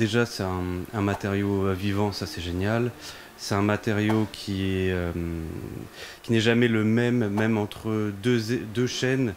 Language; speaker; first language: French; native; French